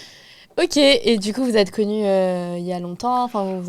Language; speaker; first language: French; native; French